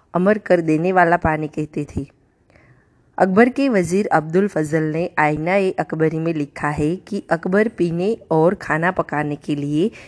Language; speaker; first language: Hindi; non-native, local second language; Gujarati